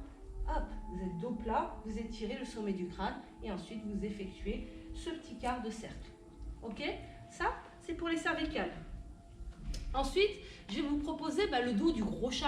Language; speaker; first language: French; native; French